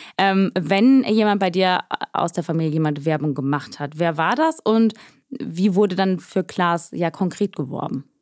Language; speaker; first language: German; native; German